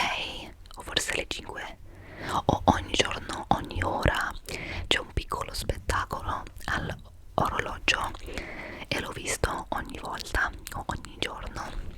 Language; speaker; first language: Italian; non-native, fluent; English